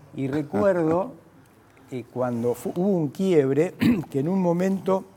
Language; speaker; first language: Spanish; native; Spanish